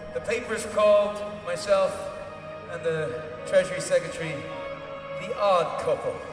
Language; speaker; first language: English; native; English